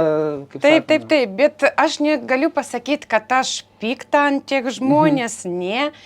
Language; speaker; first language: Lithuanian; non-native, learner; Ukrainian